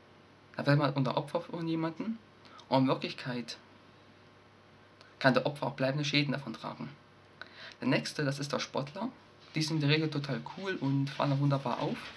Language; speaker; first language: German; native; German